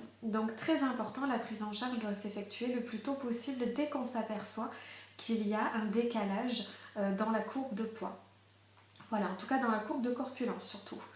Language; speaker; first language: French; native; French